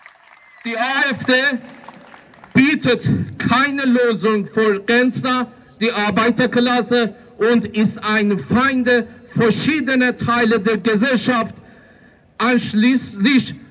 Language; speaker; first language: German; non-native, fluent; Persian